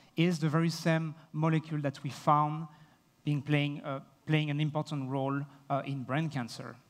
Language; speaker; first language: English; non-native, fluent; French